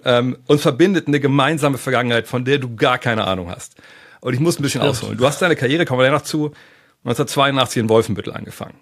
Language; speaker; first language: German; native; German